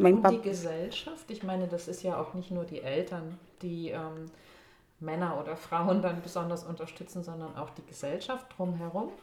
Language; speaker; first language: German; native; German